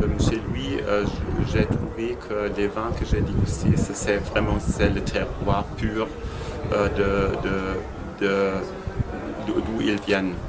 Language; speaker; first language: French; non-native, fluent; German